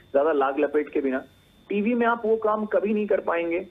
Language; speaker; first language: Hindi; native; Hindi